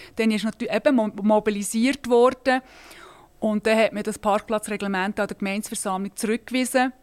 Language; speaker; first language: German; native; German